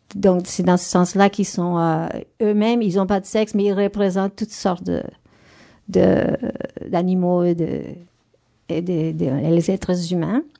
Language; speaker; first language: French; non-native, fluent; Spanish